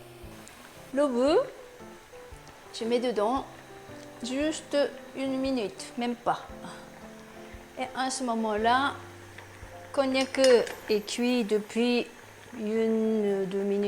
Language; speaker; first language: French; non-native, fluent; Japanese